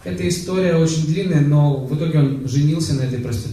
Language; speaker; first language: Russian; native; Russian